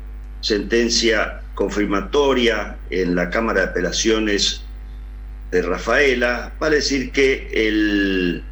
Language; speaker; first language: Spanish; native; Spanish